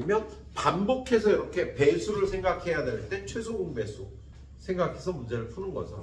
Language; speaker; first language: Korean; native; Korean